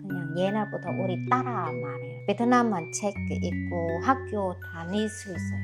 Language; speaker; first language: Korean; non-native, learner; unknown